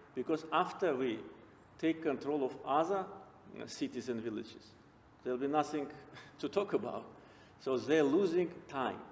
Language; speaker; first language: English; non-native, fluent; Azerbaijani